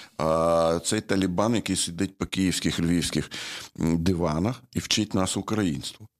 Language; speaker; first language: Ukrainian; native; Ukrainian